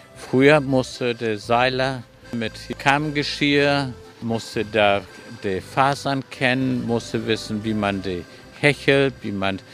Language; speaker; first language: German; non-native, fluent; Spanish